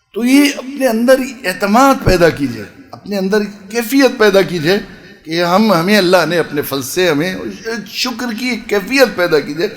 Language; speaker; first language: Urdu; native; Urdu